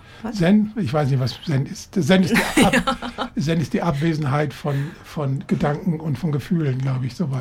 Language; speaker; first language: German; native; German